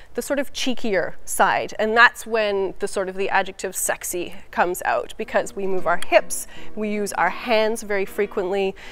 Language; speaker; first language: English; native; English